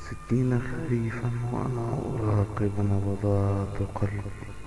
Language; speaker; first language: Arabic; native; Arabic